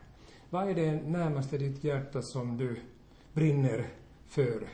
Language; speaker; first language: Swedish; non-native, local second language; Finnish